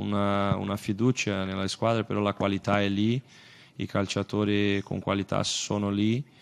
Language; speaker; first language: Italian; non-native, fluent; Portuguese